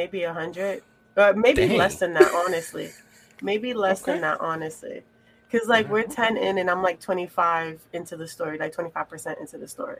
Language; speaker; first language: English; native; English